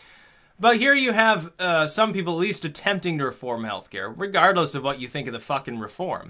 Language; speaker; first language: English; native; English